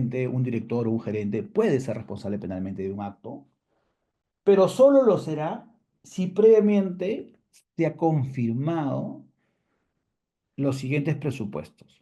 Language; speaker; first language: Spanish; native; Spanish